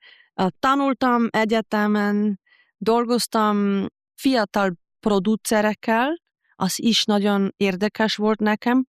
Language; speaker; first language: Hungarian; non-native, learner; German